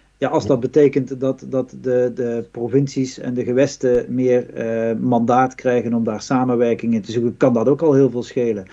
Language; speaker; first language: Dutch; native; Dutch